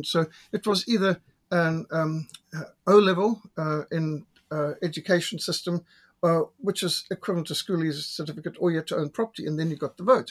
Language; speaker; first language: English; native; English